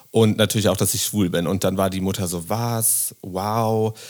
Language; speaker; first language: German; native; German